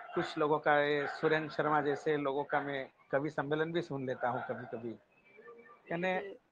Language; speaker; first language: Hindi; non-native, local second language; Gujarati